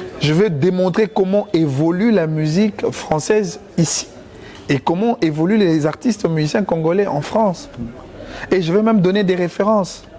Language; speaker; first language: French; non-native, local second language; Lingala